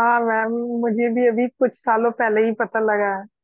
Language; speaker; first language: Hindi; native; Hindi